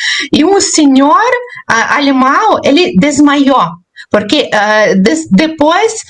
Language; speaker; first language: Portuguese; non-native, fluent; Russian